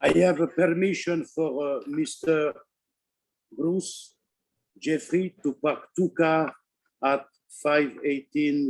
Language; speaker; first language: English; non-native, learner; Italian